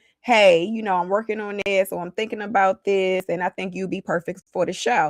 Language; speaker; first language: English; native; English